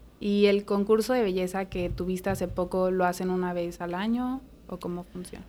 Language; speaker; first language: Spanish; native; Spanish